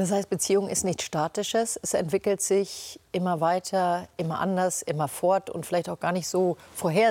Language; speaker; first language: German; native; German